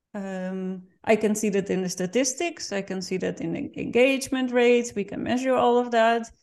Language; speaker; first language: English; non-native, fluent; Dutch